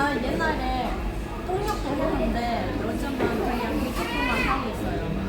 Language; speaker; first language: Korean; non-native, fluent; Vietnamese